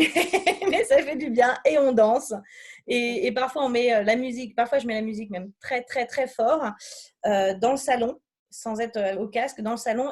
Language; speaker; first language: French; native; French